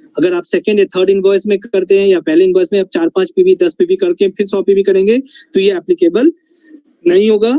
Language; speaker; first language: Hindi; non-native, local second language; Bangla